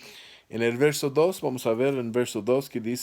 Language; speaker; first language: Spanish; non-native, fluent; English